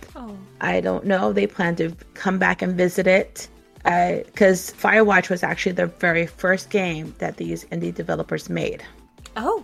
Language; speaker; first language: English; native; English